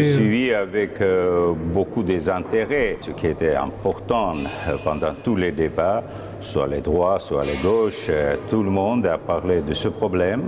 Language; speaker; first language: French; non-native, fluent; Armenian